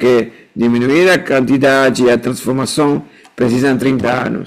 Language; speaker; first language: Portuguese; non-native, fluent; Spanish